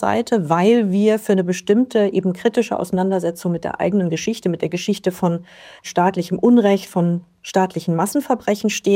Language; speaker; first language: German; native; German